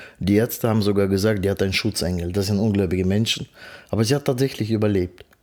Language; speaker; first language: German; non-native, fluent; Russian